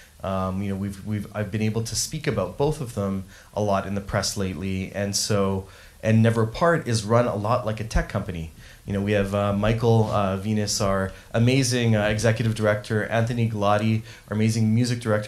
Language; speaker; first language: English; native; English